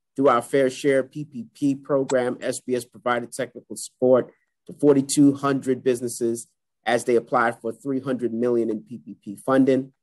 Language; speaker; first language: English; native; English